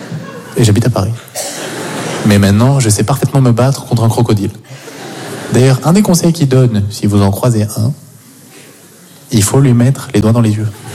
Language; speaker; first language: French; native; French